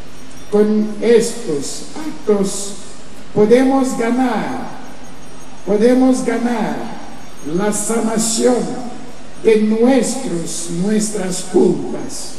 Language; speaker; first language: Spanish; non-native, fluent; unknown